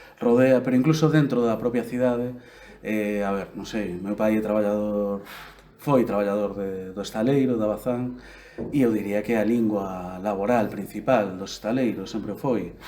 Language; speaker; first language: Galician; native; Galician